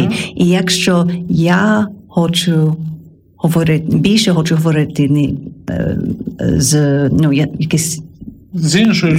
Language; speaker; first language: Ukrainian; non-native, learner; English